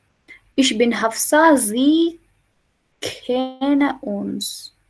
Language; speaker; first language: German; non-native, learner; Hindi